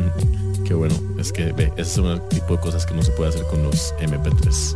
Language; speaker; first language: Spanish; native; Spanish